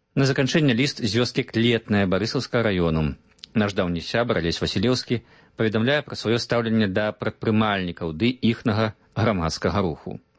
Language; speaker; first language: Belarusian; native; Belarusian